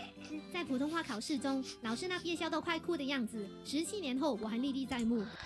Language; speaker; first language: Chinese; non-native, local second language; Cantonese